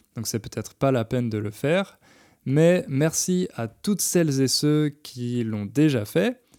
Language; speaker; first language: French; native; French